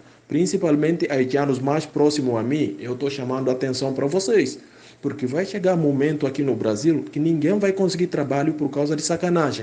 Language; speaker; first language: Portuguese; non-native, fluent; Haitian Creole